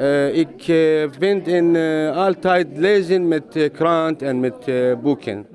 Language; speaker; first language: Dutch; non-native, learner; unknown